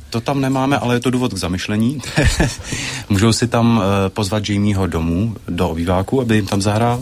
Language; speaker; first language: Czech; native; Czech